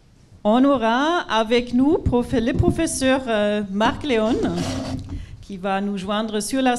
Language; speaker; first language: French; non-native, fluent; German